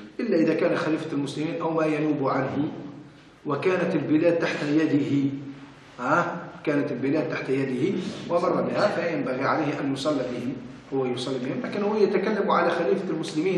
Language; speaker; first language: Arabic; native; Arabic